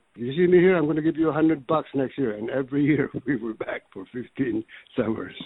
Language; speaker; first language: English; early bilingual, other home language; Filipino